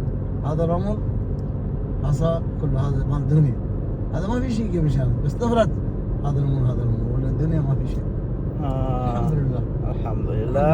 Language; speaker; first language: Arabic; non-native, learner; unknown